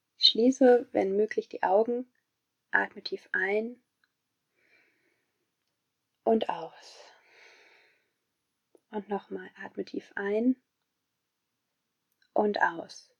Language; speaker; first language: German; native; German